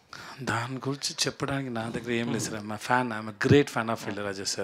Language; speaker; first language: Telugu; non-native, learner; Tamil